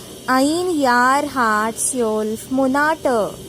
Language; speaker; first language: German; non-native, fluent; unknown